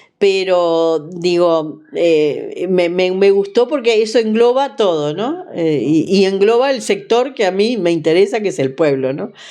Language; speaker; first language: Spanish; native; Spanish